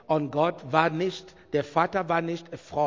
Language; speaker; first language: German; non-native, learner; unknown